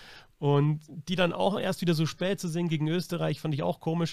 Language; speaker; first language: German; native; German